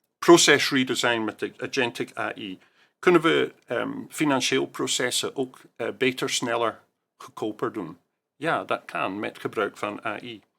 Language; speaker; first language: Dutch; non-native, fluent; English